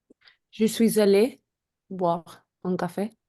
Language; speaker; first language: French; non-native, learner; Spanish